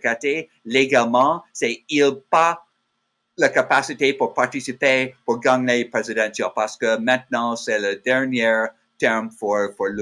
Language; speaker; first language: French; non-native, learner; English